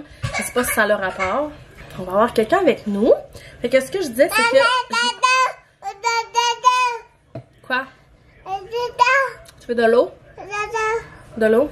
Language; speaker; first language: French; native; French